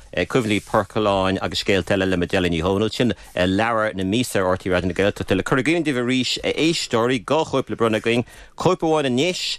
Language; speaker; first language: Irish; native; Irish